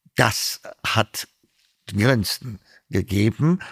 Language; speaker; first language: German; non-native, fluent; Amharic